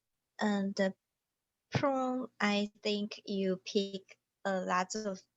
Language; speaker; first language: English; non-native, learner; Chinese